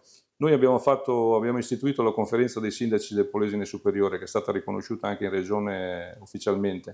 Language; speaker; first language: Italian; native; Italian